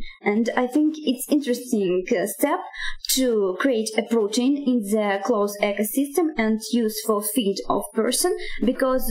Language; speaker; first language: English; non-native, learner; Russian